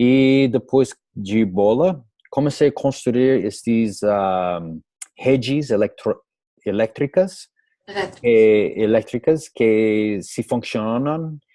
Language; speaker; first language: Portuguese; non-native, learner; English